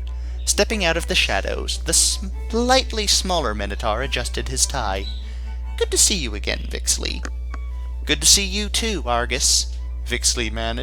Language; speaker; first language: English; native; English